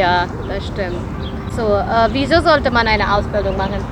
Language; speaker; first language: German; non-native, fluent; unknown